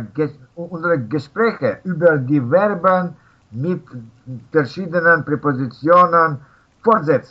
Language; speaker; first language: German; non-native, learner; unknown